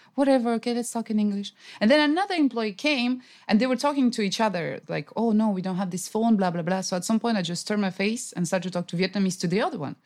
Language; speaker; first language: English; non-native, fluent; Russian